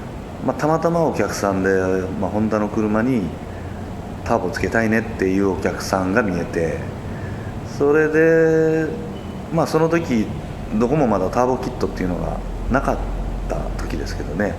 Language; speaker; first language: Japanese; native; Japanese